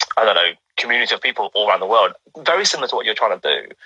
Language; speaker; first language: English; native; English